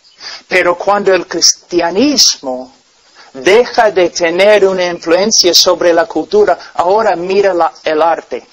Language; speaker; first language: Spanish; non-native, fluent; English